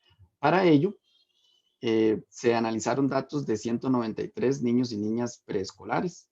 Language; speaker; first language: Spanish; native; Spanish